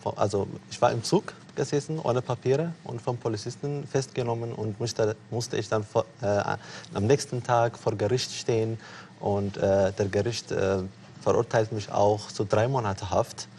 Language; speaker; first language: German; non-native, fluent; Tigrinya